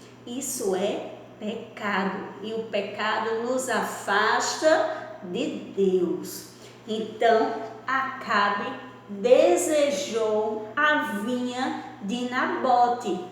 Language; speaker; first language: Portuguese; native; Portuguese